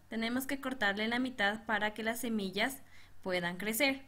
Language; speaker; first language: Spanish; native; Spanish